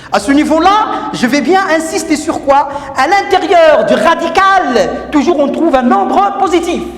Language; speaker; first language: French; non-native, local second language; Arabic